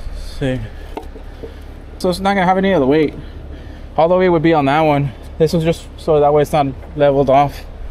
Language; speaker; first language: English; early bilingual, other home language; Spanish